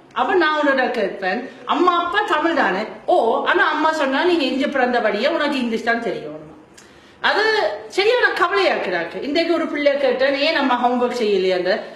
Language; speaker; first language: Tamil; non-native, fluent; German